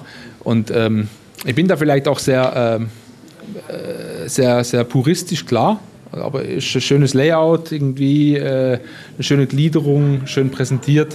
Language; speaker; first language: German; native; German